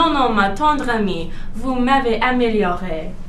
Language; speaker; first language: French; non-native, learner; English